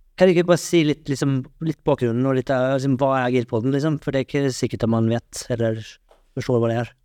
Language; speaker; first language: Swedish; non-native, fluent; Norwegian